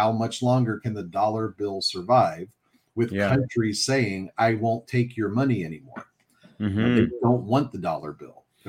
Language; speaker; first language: English; native; English